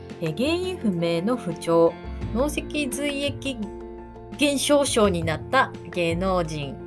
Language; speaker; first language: Japanese; native; Japanese